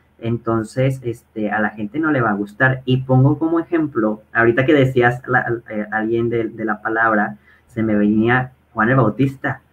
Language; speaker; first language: Spanish; native; Spanish